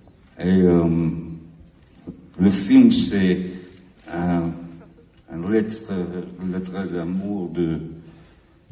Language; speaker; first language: French; non-native, learner; English